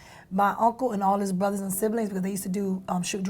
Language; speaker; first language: English; native; English